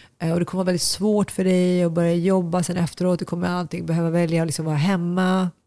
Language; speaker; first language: Swedish; early bilingual, other home language; Tigrinya